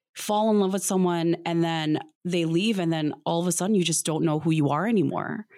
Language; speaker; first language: English; early bilingual, other home language; Filipino